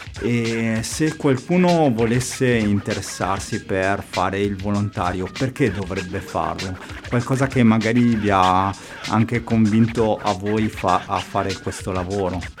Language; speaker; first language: Italian; native; Italian